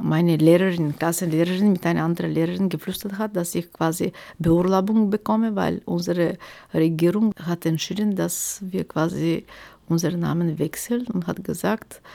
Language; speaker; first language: German; non-native, fluent; Turkish